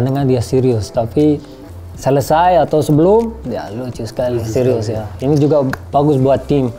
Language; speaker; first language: Indonesian; non-native, learner; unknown